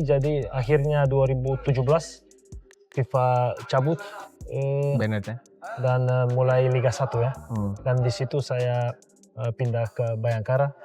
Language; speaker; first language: Indonesian; non-native, fluent; Serbian